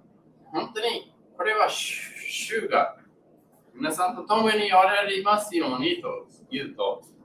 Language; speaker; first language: Japanese; non-native, learner; English